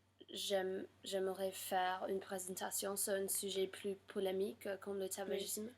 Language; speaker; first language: French; non-native, learner; English